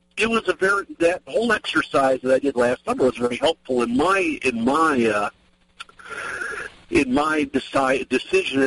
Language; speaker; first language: English; native; English